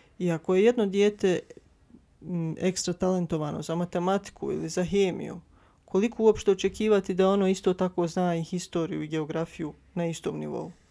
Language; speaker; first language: Bosnian; native; Bosnian